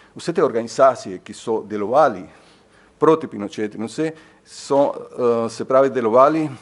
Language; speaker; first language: Slovenian; non-native, fluent; Spanish